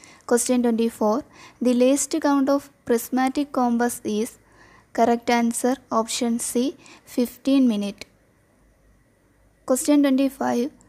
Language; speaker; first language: English; non-native, local second language; Malayalam